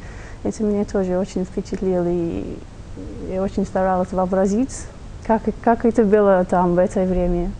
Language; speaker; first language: Russian; non-native, fluent; English